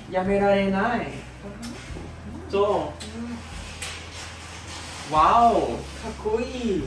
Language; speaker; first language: Japanese; non-native, learner; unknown